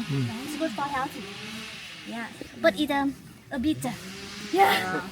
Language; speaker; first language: English; non-native, learner; Vietnamese